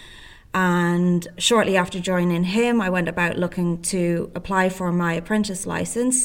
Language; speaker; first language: English; native; English